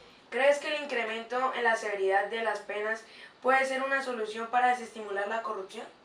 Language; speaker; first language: Spanish; native; Spanish